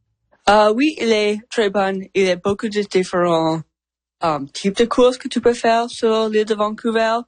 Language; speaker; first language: French; non-native, learner; English